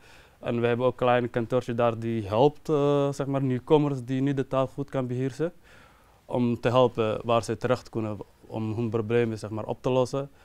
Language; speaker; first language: Dutch; non-native, fluent; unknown